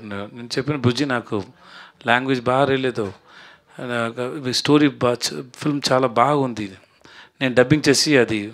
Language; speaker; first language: Telugu; non-native, learner; Tamil